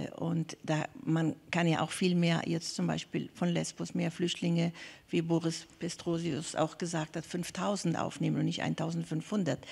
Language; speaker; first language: German; non-native, fluent; Persian